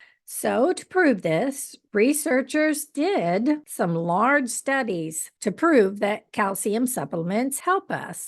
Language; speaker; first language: English; native; English